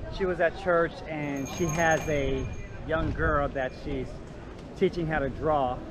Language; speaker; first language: English; native; English